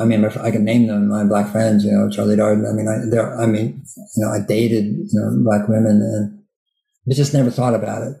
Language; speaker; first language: English; native; English